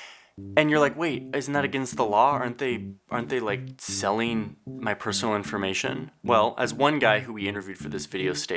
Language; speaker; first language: English; native; English